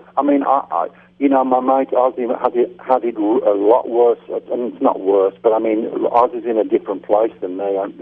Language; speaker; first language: English; native; English